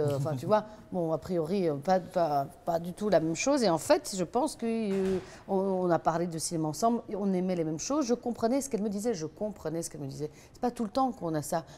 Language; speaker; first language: French; native; French